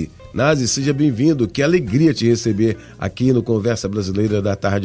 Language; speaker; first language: Portuguese; native; Portuguese